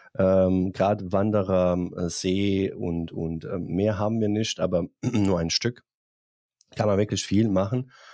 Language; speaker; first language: German; non-native, fluent; Bosnian